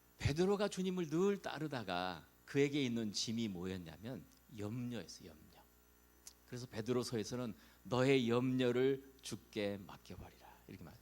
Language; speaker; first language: Korean; native; Korean